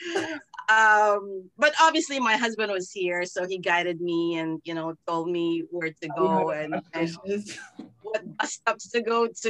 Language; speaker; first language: English; non-native, local second language; Filipino